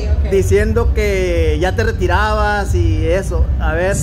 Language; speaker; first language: Spanish; native; Spanish